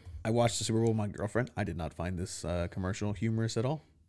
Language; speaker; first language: English; early bilingual, other home language; Spanish